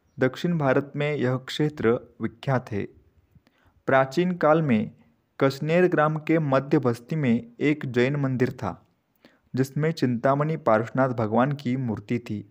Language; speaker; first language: Hindi; non-native, local second language; Marathi